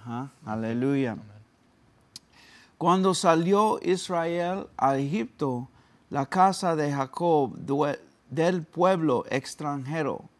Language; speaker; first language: Spanish; early bilingual, heritage; Spanish